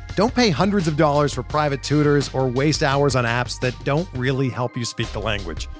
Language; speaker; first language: English; native; English